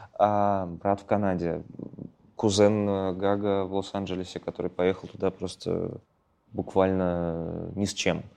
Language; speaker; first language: Russian; native; Russian